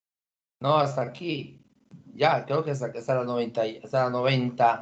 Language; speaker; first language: Spanish; native; Spanish